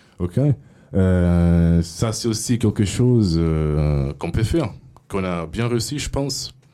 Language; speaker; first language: French; non-native, fluent; Portuguese